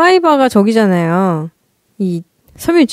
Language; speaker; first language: Korean; native; Korean